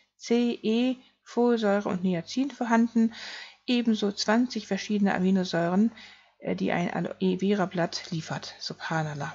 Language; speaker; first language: German; native; German